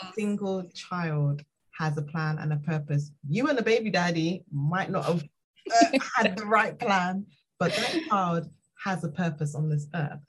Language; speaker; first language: English; native; English